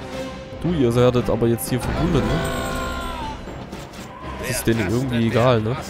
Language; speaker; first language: German; native; German